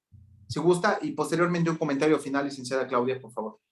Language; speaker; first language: Spanish; native; Spanish